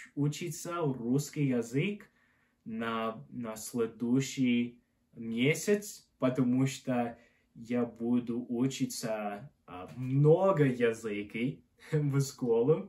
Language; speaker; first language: Russian; non-native, learner; English